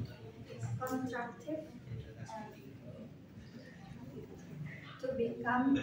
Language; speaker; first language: English; non-native, learner; Indonesian